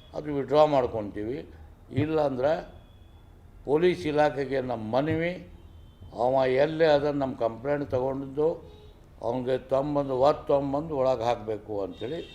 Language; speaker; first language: Kannada; non-native, local second language; Urdu